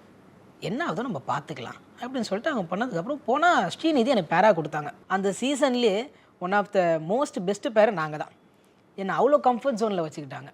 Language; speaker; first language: Tamil; native; Tamil